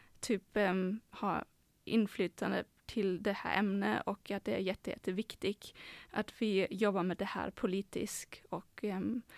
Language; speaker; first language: Swedish; non-native, fluent; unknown